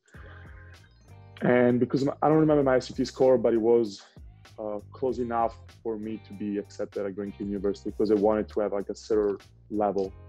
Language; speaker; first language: English; non-native, fluent; Italian